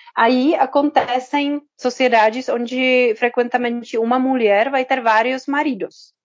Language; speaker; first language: Portuguese; non-native, fluent; Czech